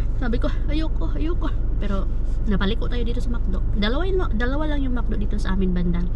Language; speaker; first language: Filipino; non-native, local second language; Cebuano